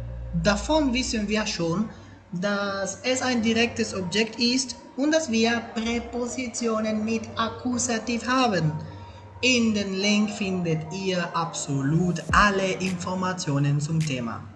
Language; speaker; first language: German; non-native, fluent; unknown